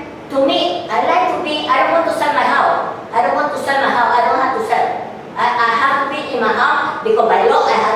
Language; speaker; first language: English; non-native, learner; Spanish